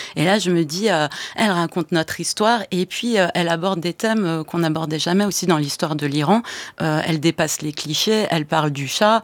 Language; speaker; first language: French; early bilingual, other home language; Persian